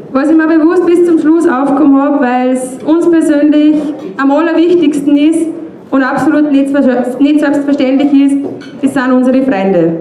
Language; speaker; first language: German; native; German